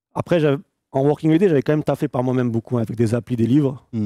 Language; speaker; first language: French; native; French